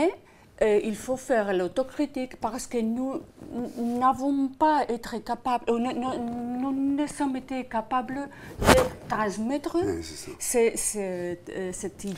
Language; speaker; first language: French; non-native, fluent; Spanish